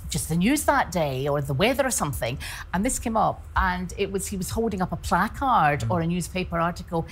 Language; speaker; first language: English; native; English